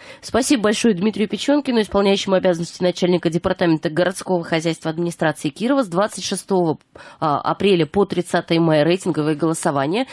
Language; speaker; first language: Russian; native; Russian